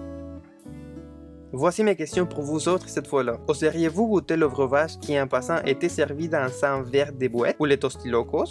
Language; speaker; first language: French; non-native, fluent; Spanish